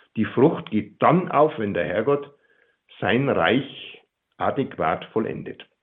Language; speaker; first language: German; native; German